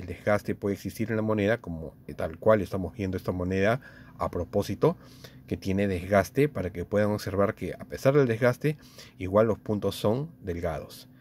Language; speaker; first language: Spanish; native; Spanish